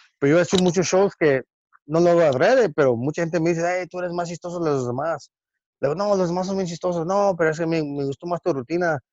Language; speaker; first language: Spanish; early bilingual, heritage; Spanish